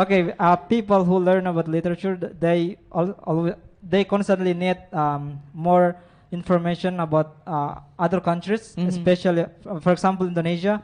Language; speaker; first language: English; non-native, fluent; Indonesian